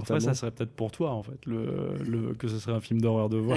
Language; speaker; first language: French; native; French